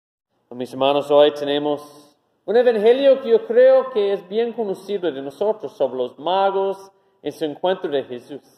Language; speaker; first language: Spanish; non-native, fluent; English